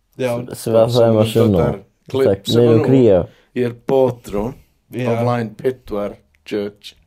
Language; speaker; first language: Welsh; native; Welsh